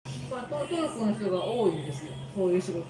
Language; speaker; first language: Japanese; non-native, learner; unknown